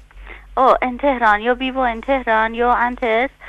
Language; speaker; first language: Spanish; non-native, learner; Persian